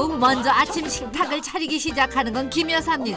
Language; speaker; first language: Korean; native; Korean